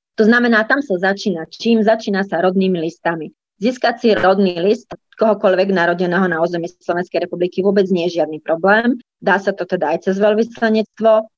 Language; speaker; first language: Slovak; native; Slovak